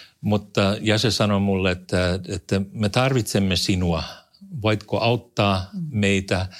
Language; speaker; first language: Finnish; non-native, fluent; English